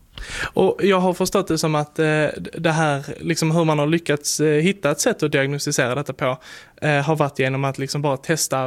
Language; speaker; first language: Swedish; native; Swedish